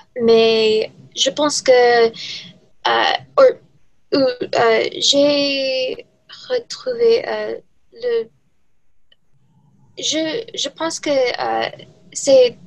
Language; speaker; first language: French; non-native, learner; English